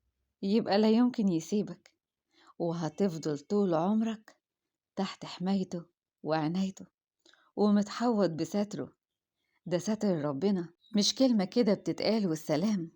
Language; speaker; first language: Arabic; native; Arabic